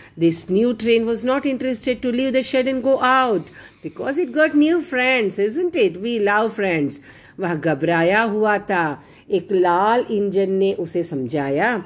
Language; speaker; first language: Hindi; non-native, local second language; Telugu